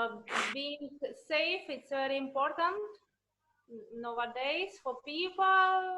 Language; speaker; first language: English; non-native, learner; Russian